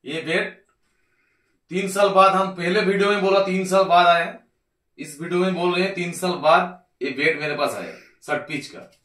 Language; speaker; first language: Hindi; non-native, local second language; Bangla